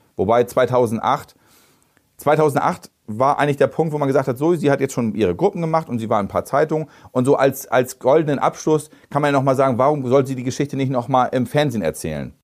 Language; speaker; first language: German; native; German